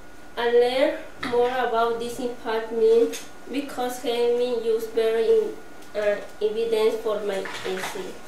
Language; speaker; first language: English; non-native, learner; Spanish